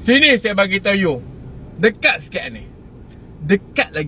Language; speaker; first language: Malay; native; Malay